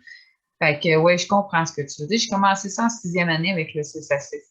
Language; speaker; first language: French; native; French